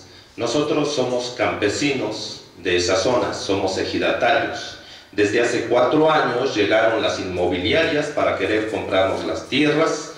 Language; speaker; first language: Spanish; native; Spanish